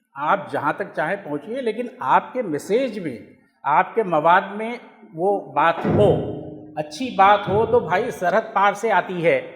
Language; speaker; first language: Urdu; native; Urdu